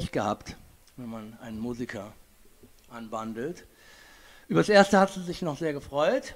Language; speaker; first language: German; native; German